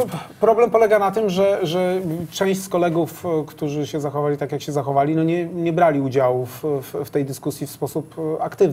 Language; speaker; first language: Polish; native; Polish